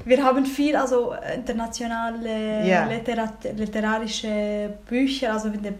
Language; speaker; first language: German; non-native, learner; Arabic